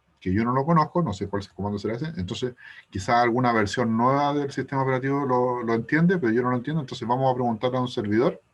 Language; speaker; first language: Spanish; native; Spanish